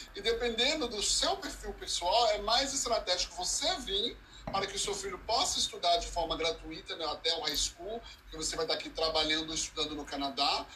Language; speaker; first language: Portuguese; early bilingual, heritage; Portuguese